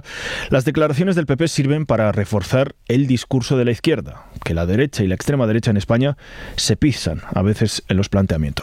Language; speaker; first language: Spanish; native; Spanish